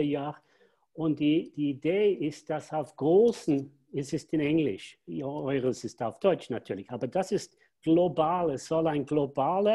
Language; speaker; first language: German; non-native, fluent; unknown